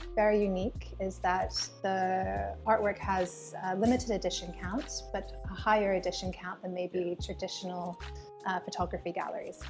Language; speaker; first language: English; native; English